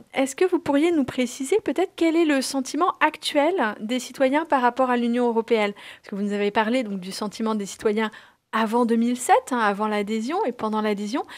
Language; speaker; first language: French; native; French